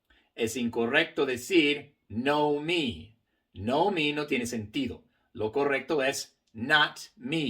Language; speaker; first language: Spanish; non-native, fluent; English